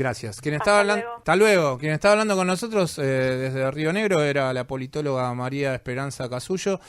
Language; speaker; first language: Spanish; native; Spanish